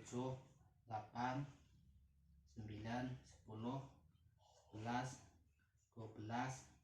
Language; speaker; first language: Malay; non-native, local second language; Javanese